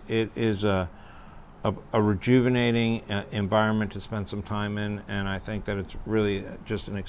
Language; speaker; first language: English; native; English